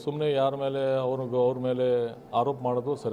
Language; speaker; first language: Kannada; non-native, local second language; Urdu